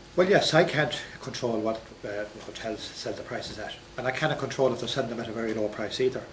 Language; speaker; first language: English; native; English